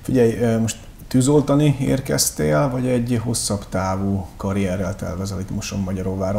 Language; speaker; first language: Hungarian; native; Hungarian